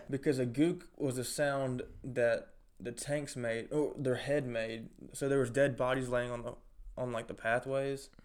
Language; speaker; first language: English; native; English